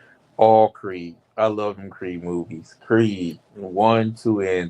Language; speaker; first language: English; native; English